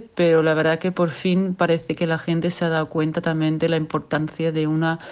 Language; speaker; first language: Spanish; non-native, fluent; Danish